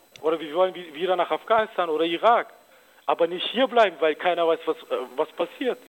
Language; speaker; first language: German; early bilingual, other home language; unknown